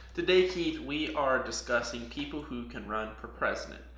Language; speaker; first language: English; native; English